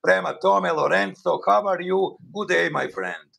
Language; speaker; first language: English; non-native, learner; Bosnian